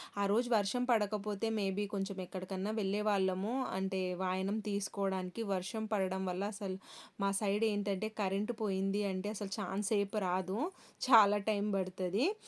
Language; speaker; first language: Telugu; non-native, local second language; Kannada